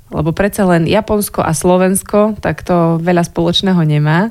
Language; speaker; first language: Slovak; native; Slovak